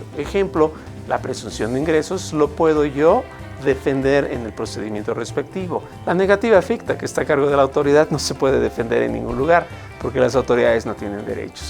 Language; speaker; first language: Spanish; native; Spanish